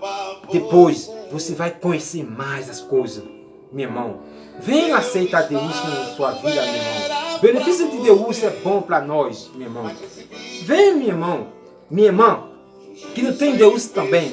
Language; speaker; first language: Portuguese; non-native, learner; Haitian Creole